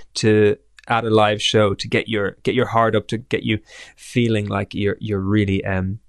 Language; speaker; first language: English; native; English